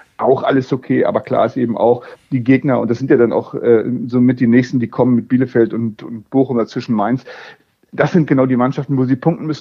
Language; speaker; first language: German; native; German